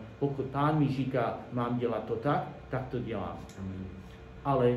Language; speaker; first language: Czech; non-native, learner; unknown